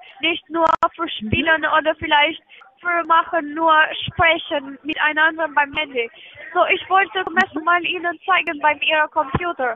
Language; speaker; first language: German; non-native, learner; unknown